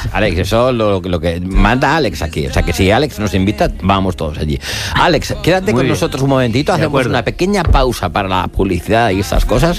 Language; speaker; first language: Spanish; native; Spanish